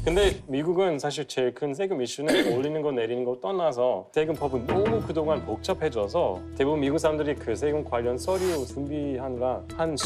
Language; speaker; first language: Korean; non-native, fluent; English